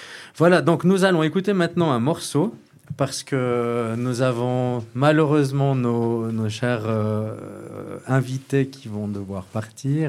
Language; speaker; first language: French; native; French